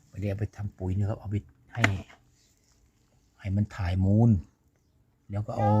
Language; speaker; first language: Thai; native; Thai